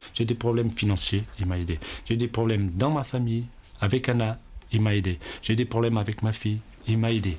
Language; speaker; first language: French; non-native, fluent; Portuguese